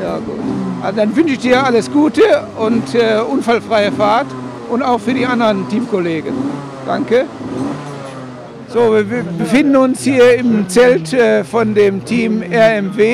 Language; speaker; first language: German; native; German